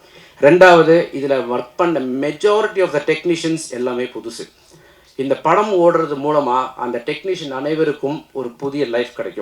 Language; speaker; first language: Tamil; native; Tamil